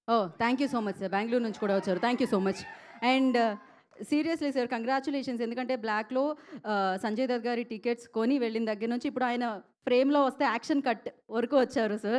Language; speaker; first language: Telugu; native; Telugu